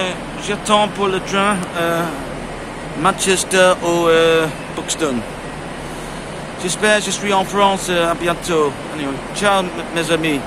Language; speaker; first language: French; non-native, learner; English